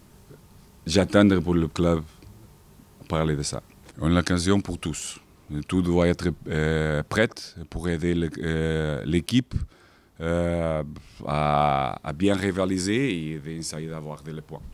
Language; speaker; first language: French; non-native, fluent; Portuguese